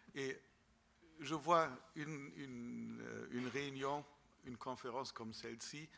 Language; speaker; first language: French; non-native, fluent; German